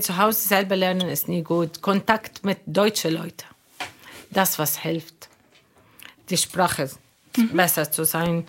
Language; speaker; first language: German; non-native, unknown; Arabic